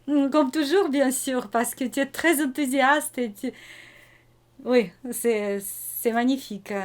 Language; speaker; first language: French; non-native, fluent; Russian